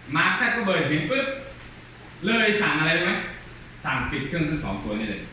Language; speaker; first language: Thai; non-native, local second language; Lao